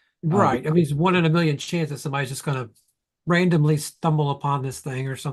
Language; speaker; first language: English; native; English